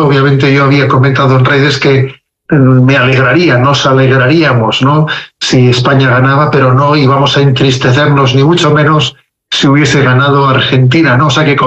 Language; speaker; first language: Spanish; native; Spanish